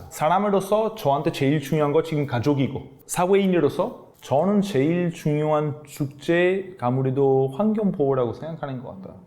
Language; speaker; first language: Korean; non-native, fluent; Italian